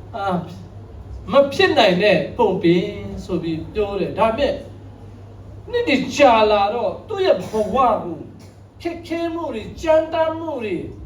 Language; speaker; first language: Burmese; non-native, local second language; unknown